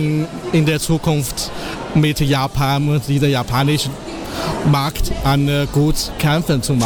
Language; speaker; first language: German; non-native, fluent; Chinese